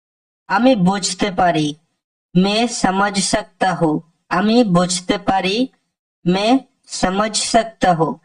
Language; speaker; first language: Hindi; non-native, fluent; Bangla